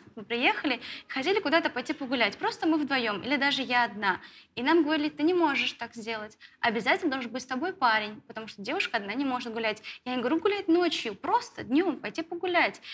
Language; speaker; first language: Russian; native; Russian